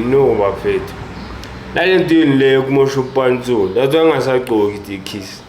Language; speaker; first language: Zulu; native; Zulu